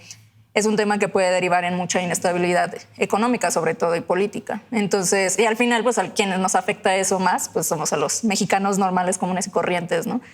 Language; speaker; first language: Spanish; native; Spanish